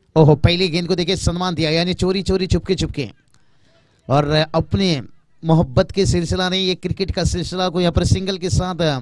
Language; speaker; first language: Hindi; non-native, local second language; Marathi